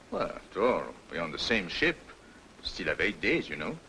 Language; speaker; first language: English; non-native, fluent; French